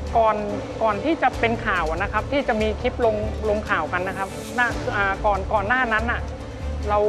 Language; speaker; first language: Thai; native; Thai